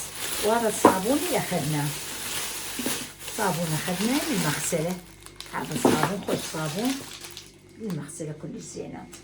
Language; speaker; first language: Arabic; native; Arabic